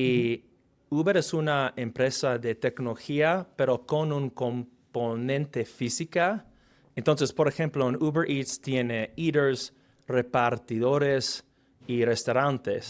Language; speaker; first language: Spanish; non-native, fluent; English